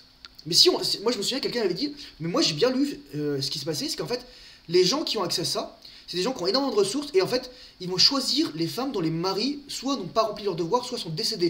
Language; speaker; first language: French; native; French